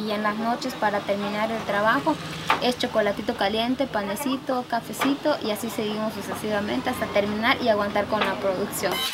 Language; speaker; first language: Spanish; native; Spanish